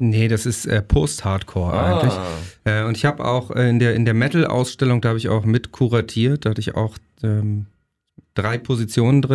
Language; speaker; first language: German; native; German